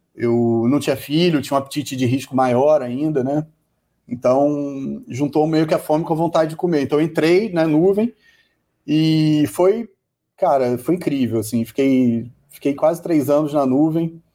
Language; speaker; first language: Portuguese; native; Portuguese